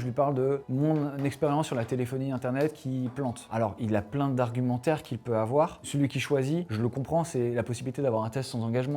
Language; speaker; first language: French; native; French